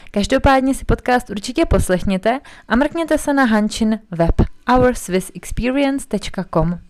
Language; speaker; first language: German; non-native, fluent; Czech